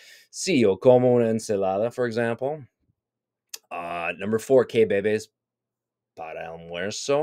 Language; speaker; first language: Spanish; non-native, fluent; English